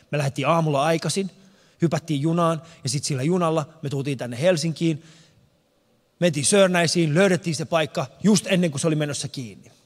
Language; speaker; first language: Finnish; early bilingual, other home language; Persian